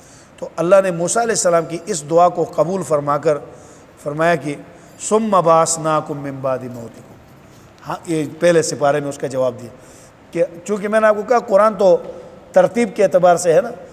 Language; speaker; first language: Urdu; native; Urdu